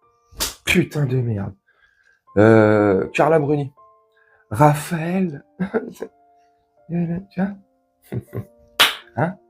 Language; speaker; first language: French; native; French